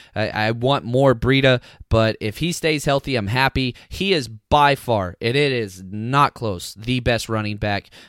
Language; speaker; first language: English; native; English